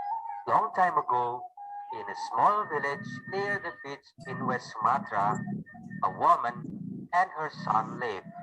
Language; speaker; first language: English; non-native, learner; Indonesian